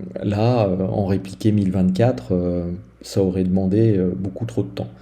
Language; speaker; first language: French; native; French